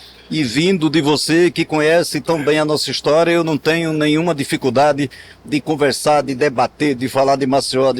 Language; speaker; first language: Portuguese; native; Portuguese